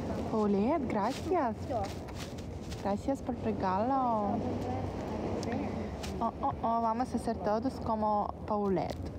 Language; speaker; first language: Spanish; non-native, learner; Ukrainian